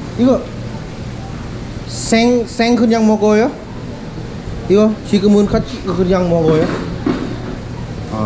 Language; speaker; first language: Korean; non-native, learner; Thai